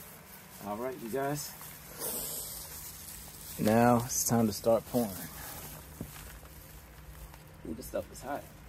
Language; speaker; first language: English; native; English